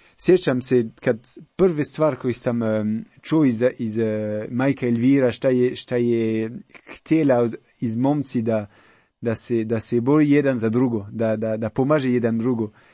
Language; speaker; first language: Croatian; non-native, learner; French